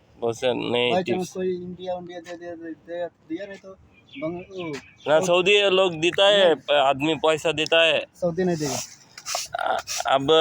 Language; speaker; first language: Hindi; non-native, learner; Bangla